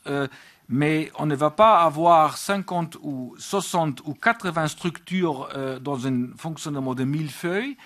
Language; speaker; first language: French; non-native, fluent; German